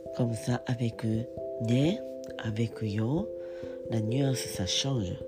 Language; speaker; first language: French; non-native, learner; Japanese